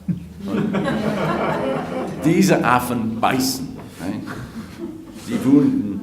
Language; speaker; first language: German; non-native, fluent; English